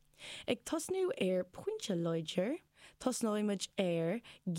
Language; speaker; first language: Irish; non-native, local second language; English